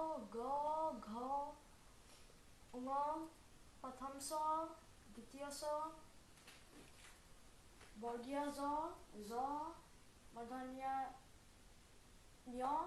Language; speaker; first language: Assamese; early bilingual, heritage; Assamese